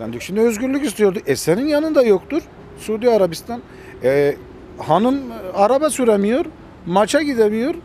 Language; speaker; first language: Turkish; early bilingual, heritage; Armenian